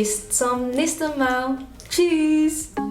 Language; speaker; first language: German; non-native, learner; English